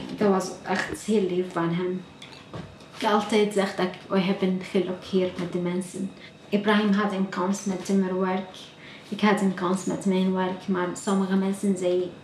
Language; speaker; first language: Dutch; non-native, learner; Arabic